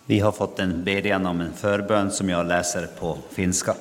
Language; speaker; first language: Swedish; non-native, local second language; Finnish